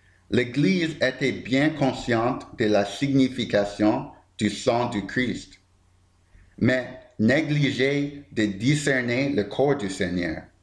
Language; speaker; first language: French; non-native, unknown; English